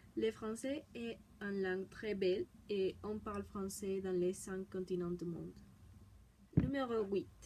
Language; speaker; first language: French; non-native, learner; Spanish